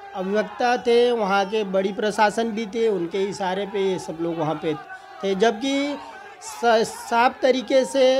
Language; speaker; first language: Hindi; native; Hindi